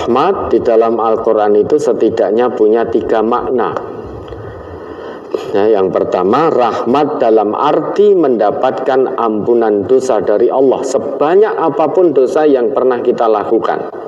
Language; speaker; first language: Indonesian; non-native, local second language; Javanese